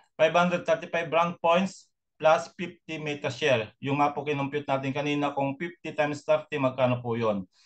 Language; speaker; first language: Filipino; native; Filipino